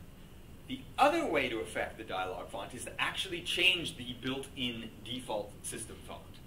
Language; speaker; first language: English; native; English